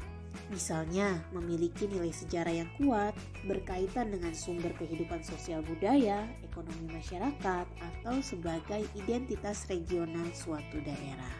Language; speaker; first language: Indonesian; native; Indonesian